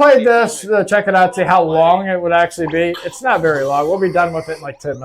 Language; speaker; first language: English; native; English